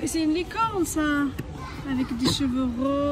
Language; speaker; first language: French; native; French